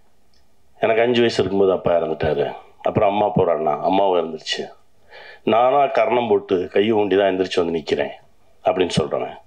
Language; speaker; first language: Tamil; native; Tamil